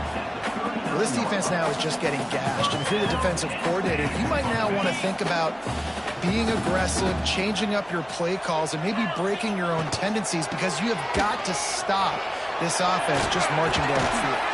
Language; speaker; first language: English; native; English